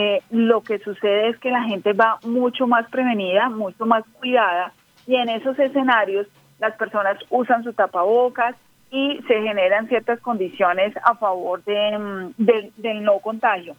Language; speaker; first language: Spanish; native; Spanish